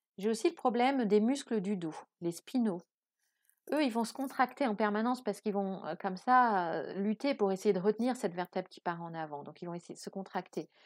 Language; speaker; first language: French; native; French